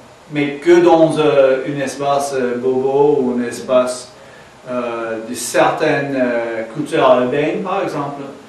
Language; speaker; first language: French; non-native, learner; English